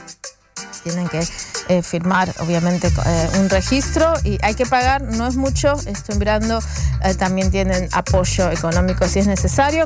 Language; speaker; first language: Spanish; native; Spanish